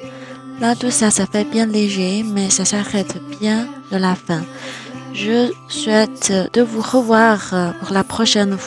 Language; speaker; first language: French; non-native, fluent; Chinese